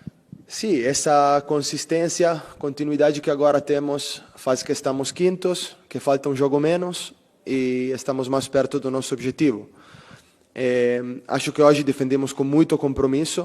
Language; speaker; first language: Portuguese; non-native, fluent; Italian